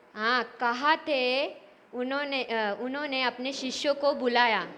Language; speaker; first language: Hindi; non-native, local second language; Marathi